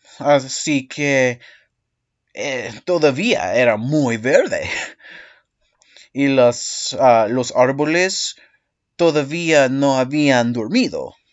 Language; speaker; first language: Spanish; non-native, learner; English